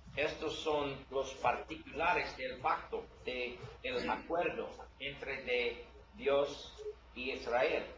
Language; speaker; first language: Spanish; non-native, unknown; English